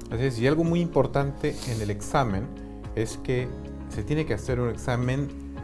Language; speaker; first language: Spanish; native; Spanish